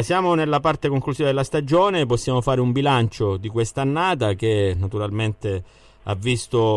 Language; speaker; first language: Italian; native; Italian